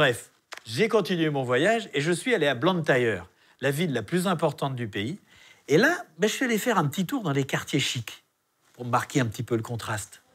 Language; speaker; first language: French; native; French